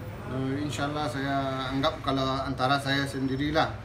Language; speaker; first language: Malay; non-native, learner; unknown